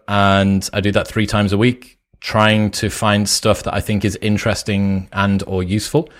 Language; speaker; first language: English; native; English